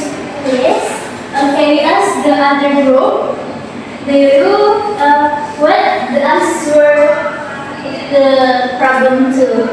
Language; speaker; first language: English; non-native, learner; Indonesian